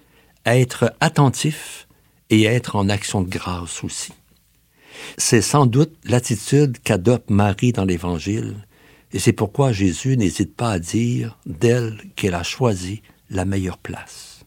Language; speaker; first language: French; native; French